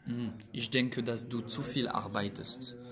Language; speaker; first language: German; non-native, learner; French